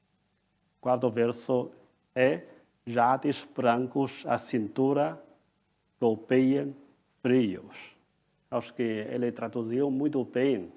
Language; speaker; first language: Portuguese; non-native, fluent; Chinese